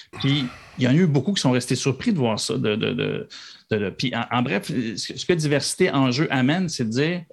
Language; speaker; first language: French; native; French